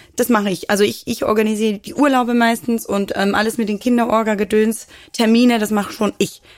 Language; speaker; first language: German; native; German